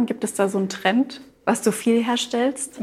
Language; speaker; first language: German; native; German